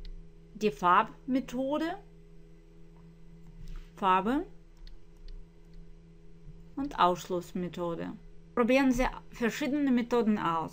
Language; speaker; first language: German; non-native, fluent; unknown